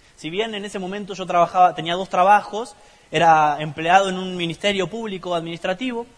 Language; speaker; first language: Spanish; native; Spanish